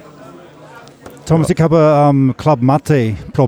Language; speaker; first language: German; non-native, learner; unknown